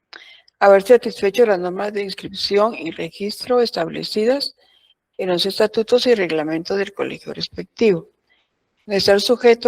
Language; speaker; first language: Spanish; native; Spanish